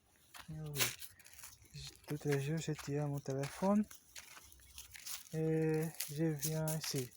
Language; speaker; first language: French; non-native, learner; Portuguese